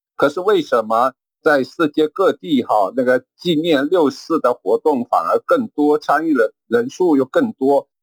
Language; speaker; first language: Chinese; native; Chinese